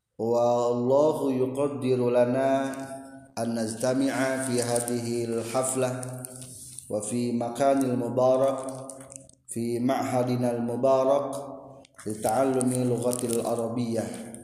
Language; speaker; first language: Arabic; non-native, fluent; Indonesian